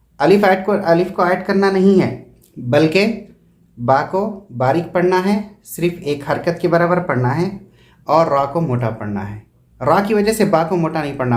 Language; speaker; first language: Urdu; native; Urdu